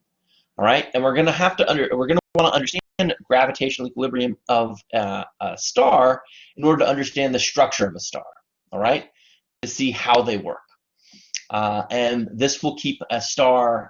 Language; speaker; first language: English; native; English